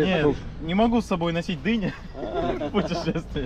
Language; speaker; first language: Russian; native; Russian